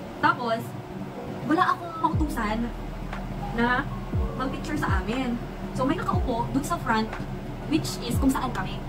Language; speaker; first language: Filipino; non-native, local second language; Cebuano